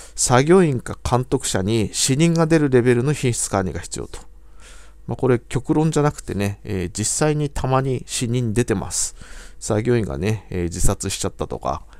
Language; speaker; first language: Japanese; native; Japanese